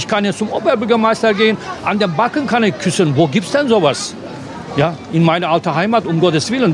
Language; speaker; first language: German; non-native, fluent; Turkish